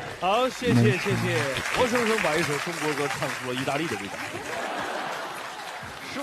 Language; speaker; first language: Chinese; native; Chinese